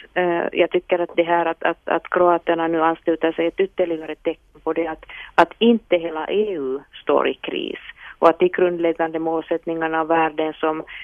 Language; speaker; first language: Swedish; non-native, local second language; Finnish